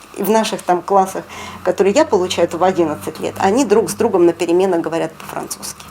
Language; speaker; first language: Russian; native; Russian